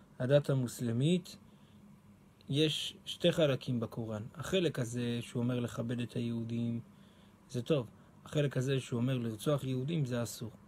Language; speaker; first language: Hebrew; native; Hebrew